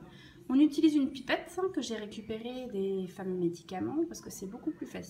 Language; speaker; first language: French; native; French